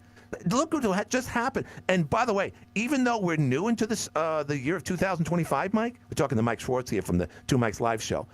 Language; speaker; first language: English; native; English